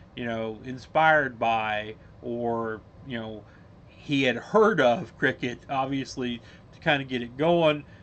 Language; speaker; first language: English; native; English